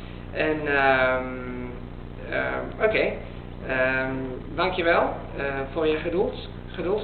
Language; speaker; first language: Dutch; non-native, learner; Italian